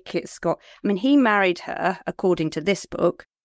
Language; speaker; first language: English; native; English